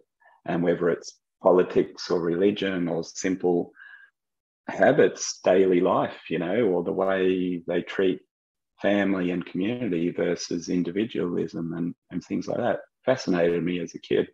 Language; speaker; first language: English; native; English